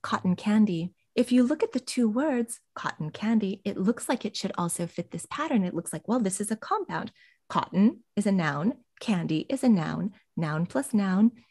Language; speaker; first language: English; native; English